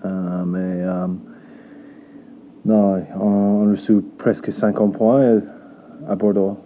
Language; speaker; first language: French; non-native, learner; English